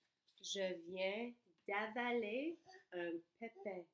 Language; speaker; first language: French; non-native, fluent; English